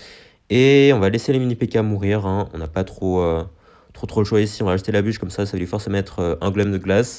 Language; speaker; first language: French; native; French